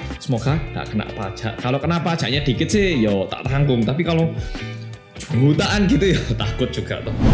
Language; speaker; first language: Indonesian; non-native, fluent; Korean